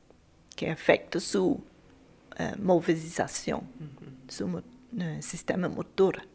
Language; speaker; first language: Spanish; non-native, fluent; English